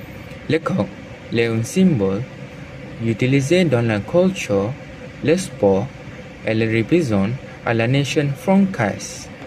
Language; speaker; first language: French; non-native, learner; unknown